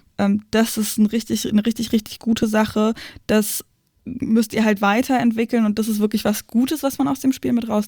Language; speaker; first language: German; native; German